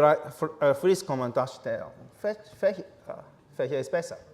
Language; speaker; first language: German; non-native, learner; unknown